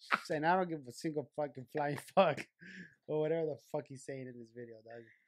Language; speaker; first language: English; early bilingual, other home language; Spanish